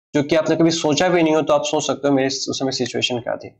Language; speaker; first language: Hindi; native; Hindi